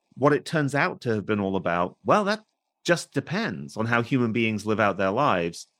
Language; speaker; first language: English; native; English